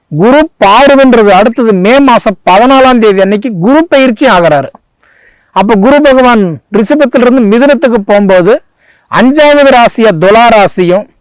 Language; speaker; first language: Tamil; native; Tamil